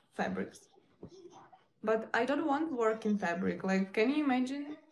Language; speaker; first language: English; non-native, learner; Ukrainian